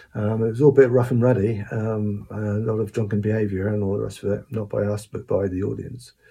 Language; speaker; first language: English; native; English